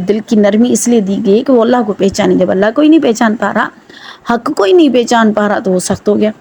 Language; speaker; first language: Urdu; non-native, local second language; Sindhi